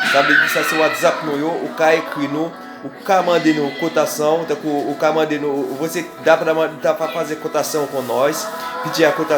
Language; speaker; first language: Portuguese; non-native, learner; Haitian Creole